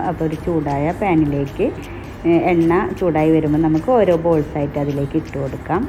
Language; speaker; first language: Malayalam; native; Malayalam